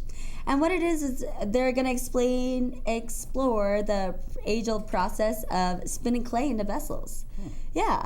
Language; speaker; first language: English; native; English